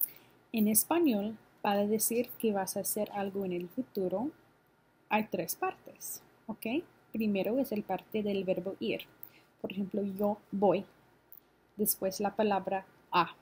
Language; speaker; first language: Spanish; non-native, fluent; English